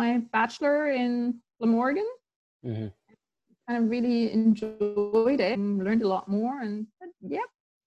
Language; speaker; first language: English; non-native, local second language; German